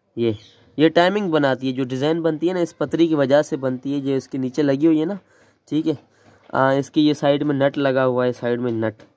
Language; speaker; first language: Urdu; non-native, local second language; Sindhi